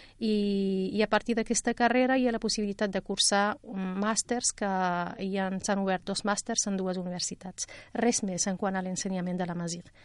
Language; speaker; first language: Catalan; non-native, fluent; Riffian